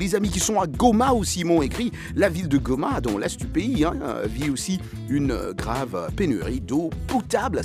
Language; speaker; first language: French; non-native, local second language; Lingala